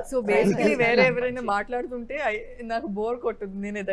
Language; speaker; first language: Telugu; non-native, fluent; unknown